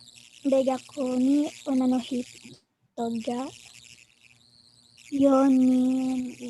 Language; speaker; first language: Japanese; non-native, learner; Filipino